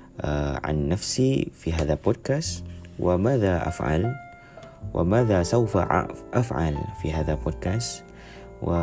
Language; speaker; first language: Arabic; non-native, learner; Malay